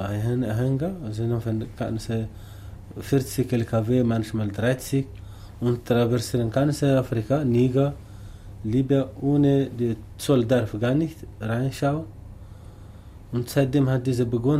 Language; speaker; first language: German; non-native, learner; Tamasheq